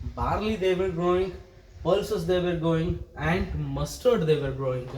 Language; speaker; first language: English; non-native, local second language; Kannada